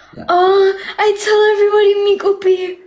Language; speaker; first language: English; non-native, learner; Amharic